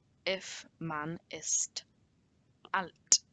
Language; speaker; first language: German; non-native, learner; English